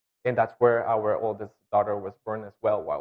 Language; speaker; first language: English; non-native, fluent; Spanish